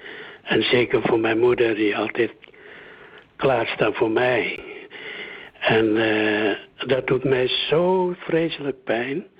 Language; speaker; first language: Dutch; early bilingual, other home language; Indonesian